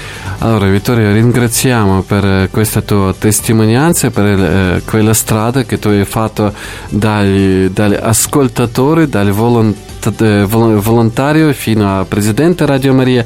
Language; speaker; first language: Italian; non-native, fluent; Ukrainian